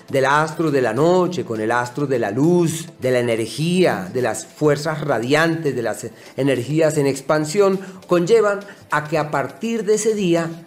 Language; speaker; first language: Spanish; native; Spanish